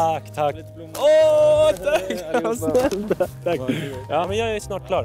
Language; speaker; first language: Swedish; native; Swedish